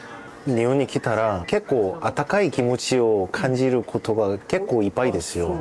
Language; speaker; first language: Japanese; non-native, learner; Korean